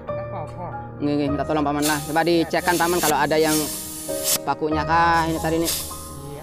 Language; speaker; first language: Indonesian; non-native, local second language; Sasak